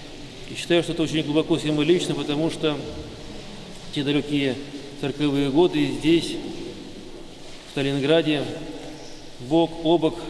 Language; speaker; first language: Russian; native; Russian